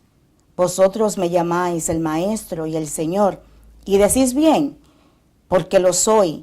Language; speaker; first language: Spanish; native; Spanish